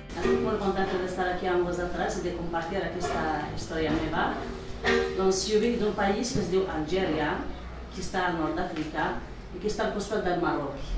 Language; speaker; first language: Catalan; non-native, fluent; Kabyle